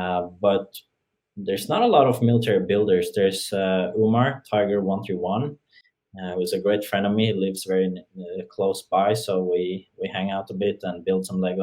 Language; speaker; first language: English; non-native, fluent; Norwegian